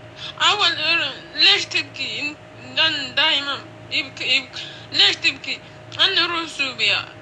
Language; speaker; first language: Arabic; non-native, learner; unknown